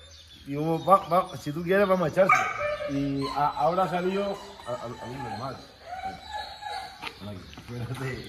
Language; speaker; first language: Spanish; native; Spanish